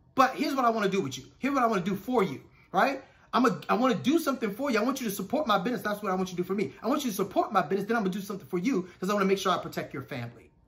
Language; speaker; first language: English; native; English